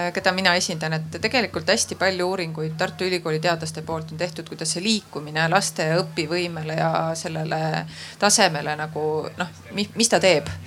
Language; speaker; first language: Estonian; native; Estonian